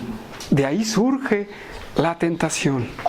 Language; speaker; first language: Spanish; native; Spanish